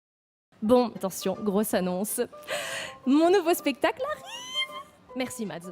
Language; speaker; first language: French; native; French